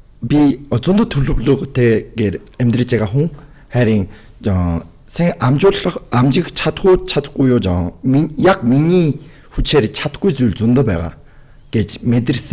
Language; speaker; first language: Mongolian; non-native, fluent; Korean